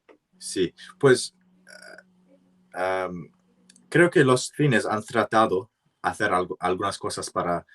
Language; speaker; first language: Spanish; non-native, learner; English